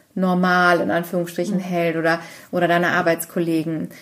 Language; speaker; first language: German; native; German